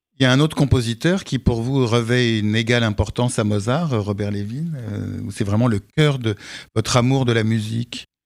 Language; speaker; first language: French; native; French